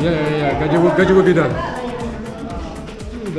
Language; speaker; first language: Indonesian; non-native, fluent; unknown